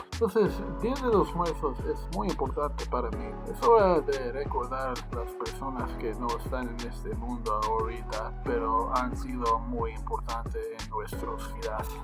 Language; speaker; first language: Spanish; early bilingual, heritage; Spanish